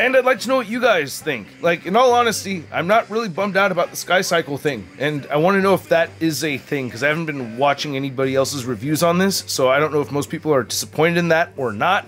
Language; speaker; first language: English; native; English